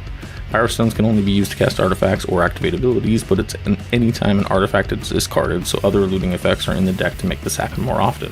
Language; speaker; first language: English; native; English